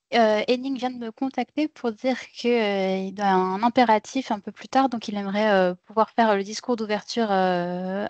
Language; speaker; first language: French; native; French